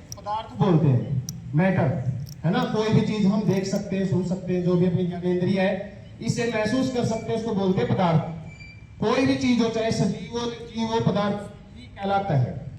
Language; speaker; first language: Hindi; native; Hindi